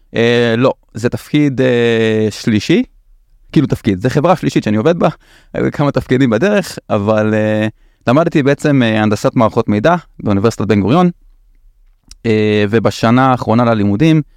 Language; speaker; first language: Hebrew; native; Hebrew